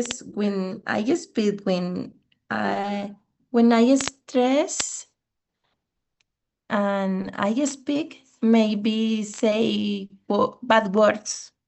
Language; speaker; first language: English; non-native, learner; Spanish